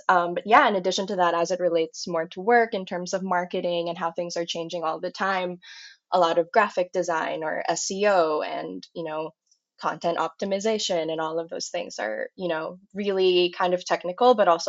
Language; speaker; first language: English; non-native, local second language; Filipino